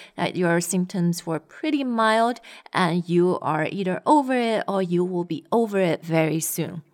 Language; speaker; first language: English; non-native, fluent; Chinese